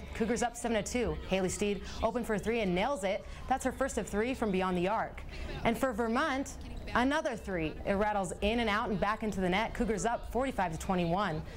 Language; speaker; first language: English; native; English